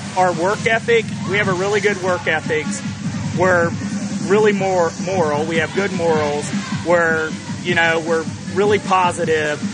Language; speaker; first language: English; native; English